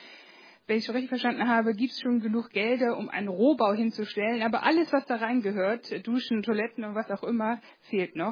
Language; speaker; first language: German; native; German